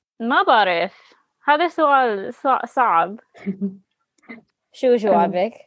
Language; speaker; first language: Arabic; non-native, learner; English